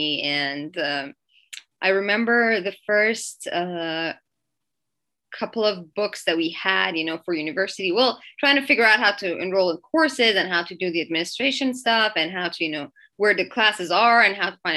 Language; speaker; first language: English; non-native, fluent; Persian